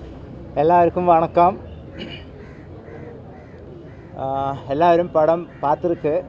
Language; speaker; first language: Tamil; non-native, local second language; Malayalam